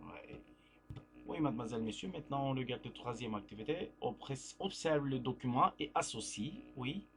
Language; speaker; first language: French; non-native, fluent; Turkish